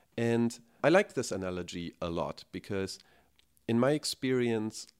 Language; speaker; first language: English; non-native, fluent; German